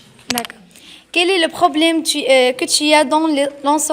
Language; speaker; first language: French; non-native, learner; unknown